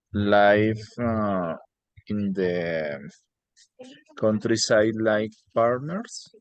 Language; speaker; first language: English; non-native, learner; Spanish